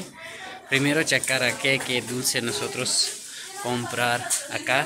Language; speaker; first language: Spanish; non-native, learner; Hindi